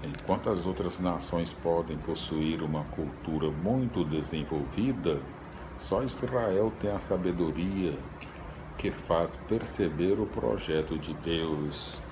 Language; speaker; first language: Portuguese; native; Portuguese